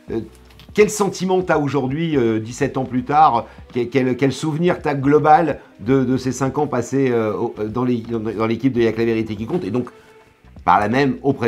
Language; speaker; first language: French; native; French